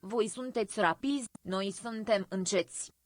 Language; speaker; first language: Romanian; non-native, learner; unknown